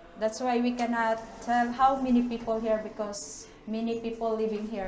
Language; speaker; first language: English; non-native, local second language; Cebuano